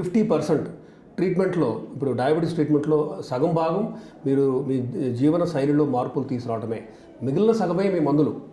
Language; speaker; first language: Telugu; native; Telugu